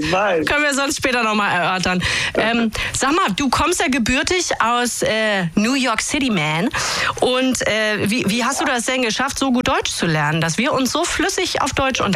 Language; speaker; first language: German; native; German